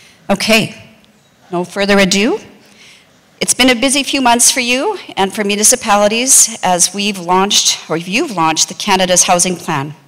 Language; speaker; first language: English; native; English